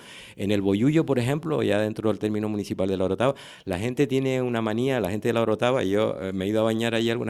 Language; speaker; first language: Spanish; native; Spanish